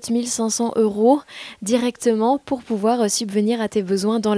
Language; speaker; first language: French; native; French